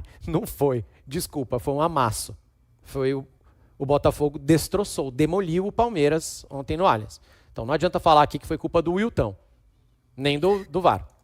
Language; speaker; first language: Portuguese; native; Portuguese